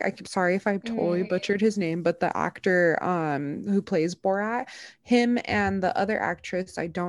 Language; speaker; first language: English; early bilingual, other home language; Spanish